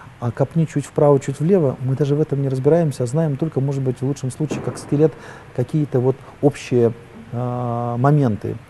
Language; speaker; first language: Russian; native; Russian